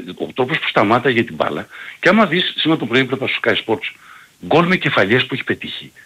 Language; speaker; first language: Greek; native; Greek